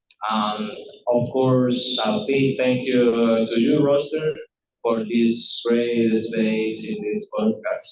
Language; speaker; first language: English; non-native, learner; Spanish